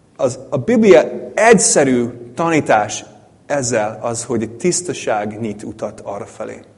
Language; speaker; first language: Hungarian; native; Hungarian